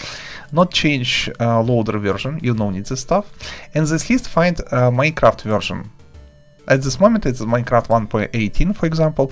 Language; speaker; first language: English; non-native, learner; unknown